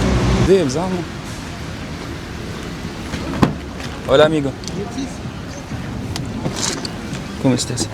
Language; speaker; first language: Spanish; non-native, learner; Arabic